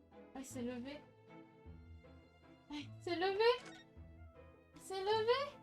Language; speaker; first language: French; native; French